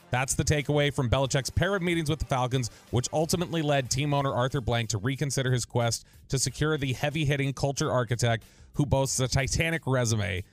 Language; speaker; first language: English; native; English